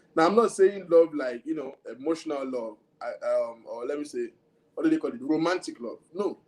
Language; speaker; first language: English; non-native, local second language; Yoruba